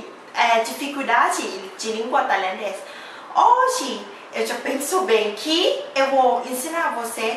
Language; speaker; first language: Portuguese; non-native, learner; Thai